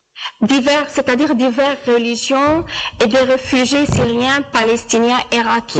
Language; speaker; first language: French; non-native, local second language; Arabic